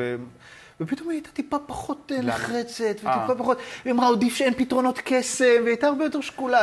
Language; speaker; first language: Hebrew; native; Hebrew